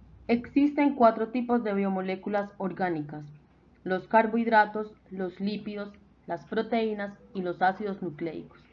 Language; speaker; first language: Spanish; native; Spanish